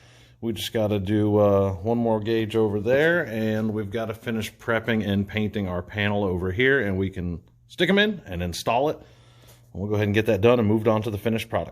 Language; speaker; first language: English; native; English